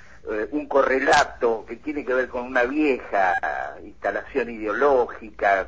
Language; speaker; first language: Spanish; native; Spanish